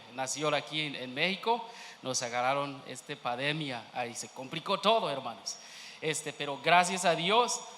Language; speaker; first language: Spanish; non-native, learner; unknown